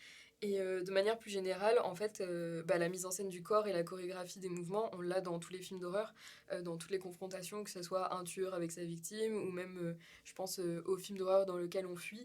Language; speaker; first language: French; native; French